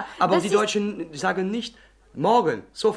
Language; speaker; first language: German; non-native, learner; French